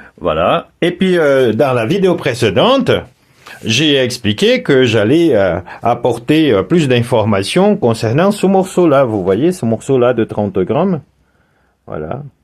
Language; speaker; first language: French; non-native, fluent; Portuguese